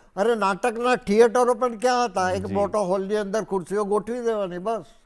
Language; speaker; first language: Gujarati; native; Gujarati